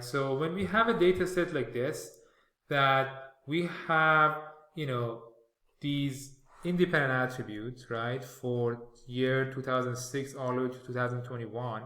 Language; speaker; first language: English; non-native, fluent; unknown